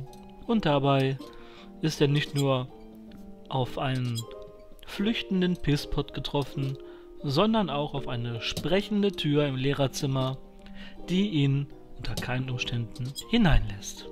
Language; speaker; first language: German; native; German